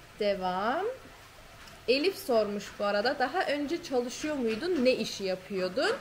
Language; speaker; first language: Turkish; early bilingual, heritage; Turkish